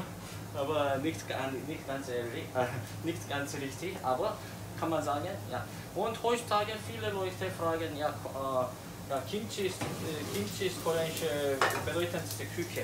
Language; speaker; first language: German; non-native, learner; Korean